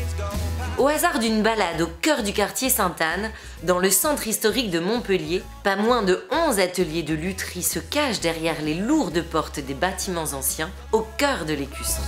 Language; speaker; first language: French; native; French